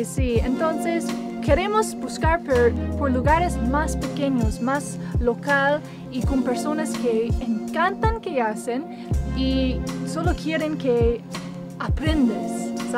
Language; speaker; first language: Spanish; non-native, fluent; English